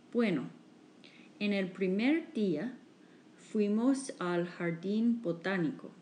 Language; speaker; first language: Spanish; non-native, fluent; English